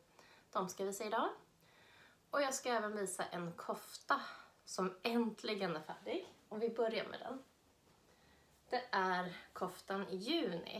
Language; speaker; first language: Swedish; native; Swedish